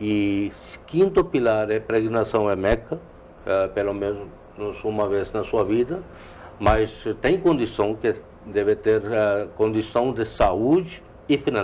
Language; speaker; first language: Portuguese; non-native, learner; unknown